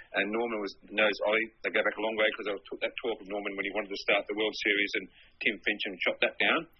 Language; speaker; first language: English; native; English